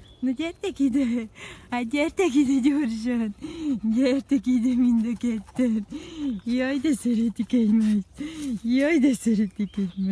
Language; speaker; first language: Hungarian; native; Hungarian